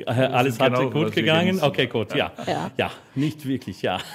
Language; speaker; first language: German; non-native, fluent; English